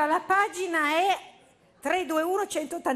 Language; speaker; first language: Italian; native; Italian